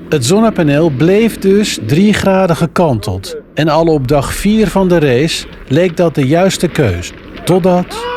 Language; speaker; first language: Dutch; native; Dutch